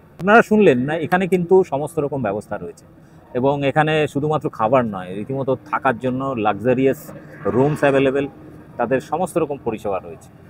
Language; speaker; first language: Bangla; native; Bangla